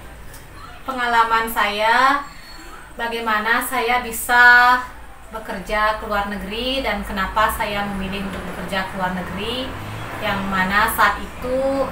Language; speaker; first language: Indonesian; non-native, local second language; Balinese